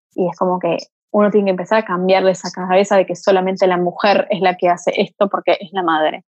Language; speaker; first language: Spanish; early bilingual, other home language; Portuguese